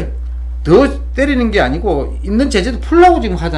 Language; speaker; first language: Korean; native; Korean